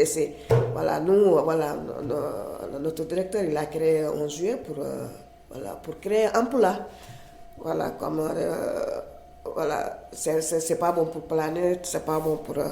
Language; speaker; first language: French; non-native, learner; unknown